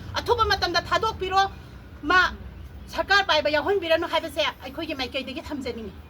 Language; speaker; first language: Manipuri; native; Manipuri